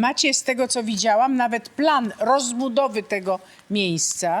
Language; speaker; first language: Polish; native; Polish